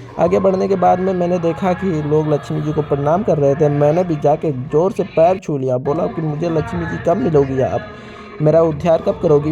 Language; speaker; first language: Hindi; native; Hindi